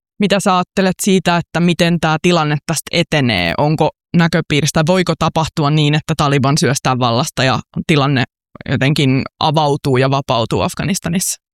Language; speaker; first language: Finnish; native; Finnish